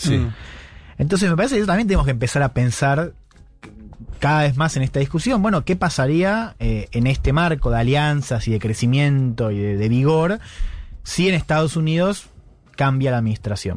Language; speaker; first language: Spanish; native; Spanish